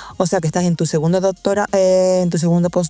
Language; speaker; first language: Spanish; native; Spanish